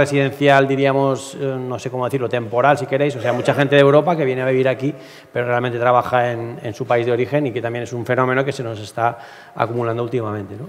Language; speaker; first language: Spanish; non-native, local second language; Catalan